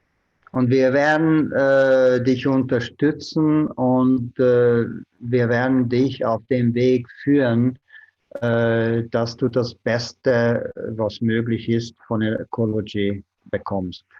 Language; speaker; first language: German; non-native, fluent; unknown